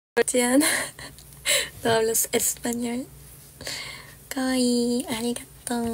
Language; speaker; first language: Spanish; non-native, learner; Georgian